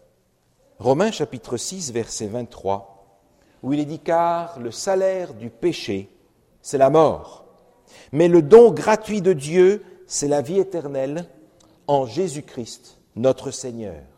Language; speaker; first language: French; native; French